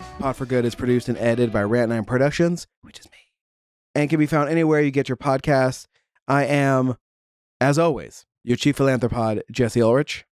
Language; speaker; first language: English; native; English